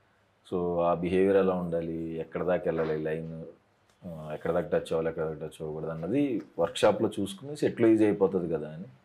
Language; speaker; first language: Telugu; native; Telugu